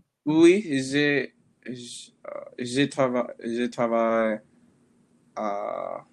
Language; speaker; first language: French; non-native, learner; English